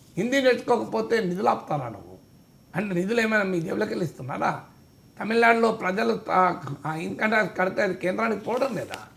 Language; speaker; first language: Telugu; native; Telugu